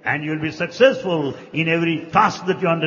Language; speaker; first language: English; non-native, local second language; Telugu